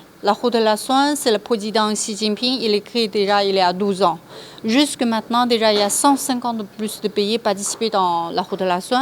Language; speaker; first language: French; non-native, learner; Chinese